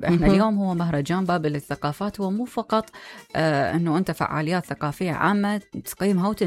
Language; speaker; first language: Arabic; native; Arabic